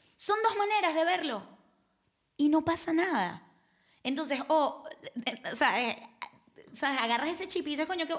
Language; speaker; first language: Spanish; native; Spanish